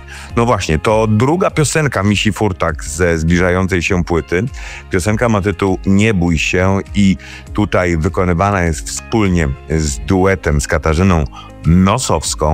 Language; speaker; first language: Polish; native; Polish